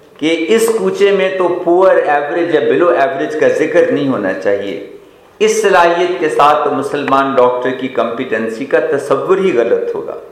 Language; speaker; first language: Urdu; non-native, local second language; Punjabi